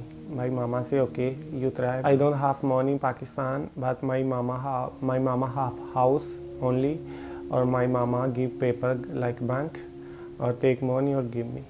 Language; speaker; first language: English; non-native, learner; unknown